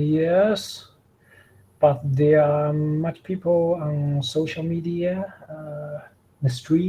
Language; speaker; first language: English; non-native, learner; Chinese